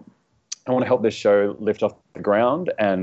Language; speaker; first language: English; native; English